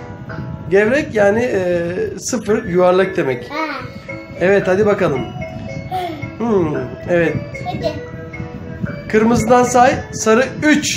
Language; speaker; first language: Turkish; native; Turkish